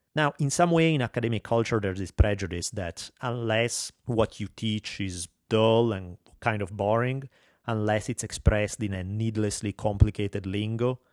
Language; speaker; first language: English; non-native, fluent; Italian